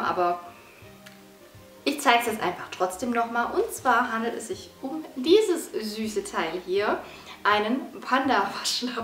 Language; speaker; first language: German; native; German